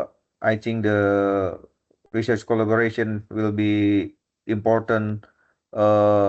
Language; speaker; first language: English; non-native, fluent; Indonesian